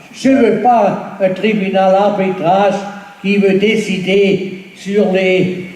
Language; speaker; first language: French; non-native, fluent; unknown